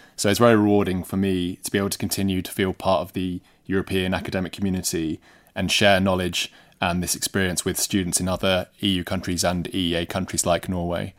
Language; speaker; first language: English; native; English